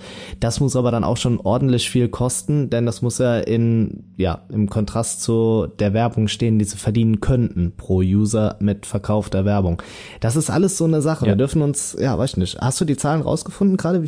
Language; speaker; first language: German; native; German